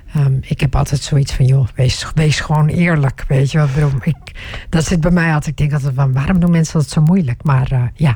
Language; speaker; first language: Dutch; early bilingual, other home language; Turkish